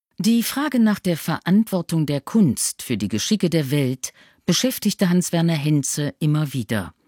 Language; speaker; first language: German; native; German